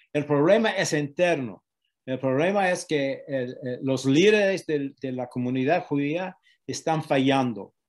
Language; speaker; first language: Spanish; non-native, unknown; English